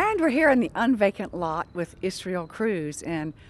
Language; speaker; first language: English; native; English